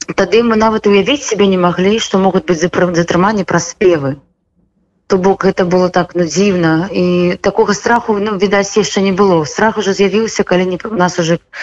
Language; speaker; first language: Belarusian; non-native, local second language; Russian